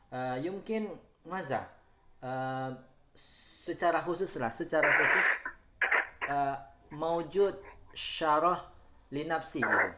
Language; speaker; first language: Arabic; non-native, learner; Indonesian